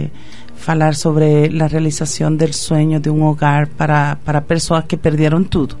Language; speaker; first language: Portuguese; non-native, fluent; Spanish